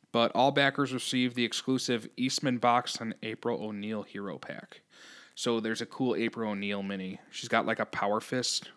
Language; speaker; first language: English; native; English